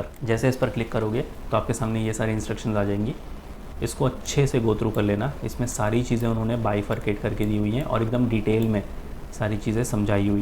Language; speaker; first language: Hindi; native; Hindi